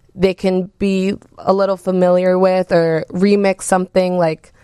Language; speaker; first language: English; early bilingual, other home language; Spanish